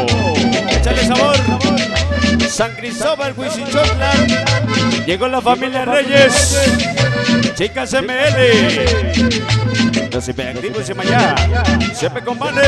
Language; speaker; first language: Spanish; native; Spanish